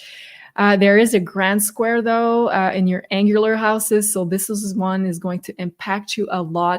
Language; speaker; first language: English; non-native, fluent; French